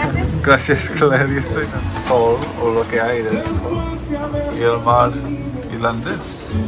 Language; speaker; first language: Spanish; non-native, learner; English